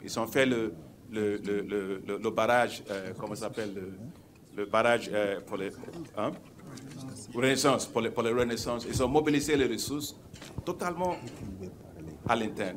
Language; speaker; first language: French; non-native, fluent; Yoruba